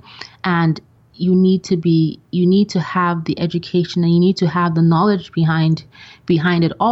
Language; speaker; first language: English; non-native, local second language; Yoruba